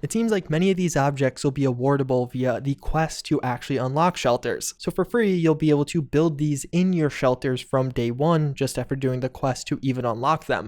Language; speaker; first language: English; native; English